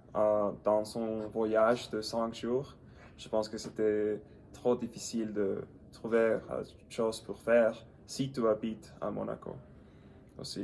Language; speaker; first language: French; non-native, learner; English